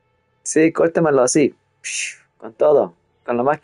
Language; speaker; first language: Spanish; non-native, learner; English